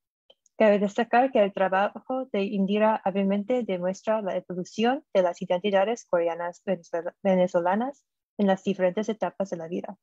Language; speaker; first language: Spanish; non-native, fluent; English